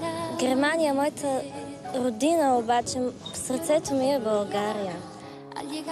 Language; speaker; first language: Bulgarian; early bilingual, heritage; Bulgarian